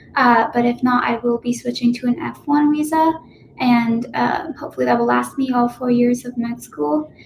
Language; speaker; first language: English; native; English